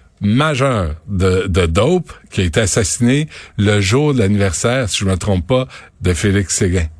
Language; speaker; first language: French; native; French